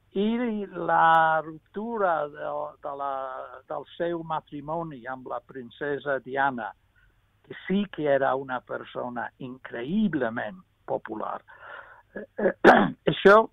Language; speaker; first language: Catalan; non-native, fluent; English